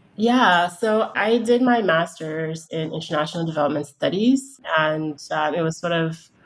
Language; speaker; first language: English; early bilingual, heritage; English